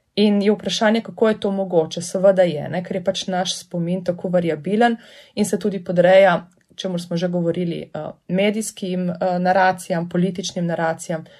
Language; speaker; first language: Slovenian; native; Slovenian